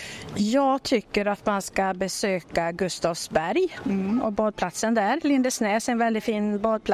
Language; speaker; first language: Swedish; native; Swedish